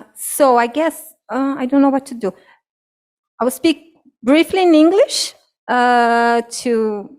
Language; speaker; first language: English; non-native, fluent; Portuguese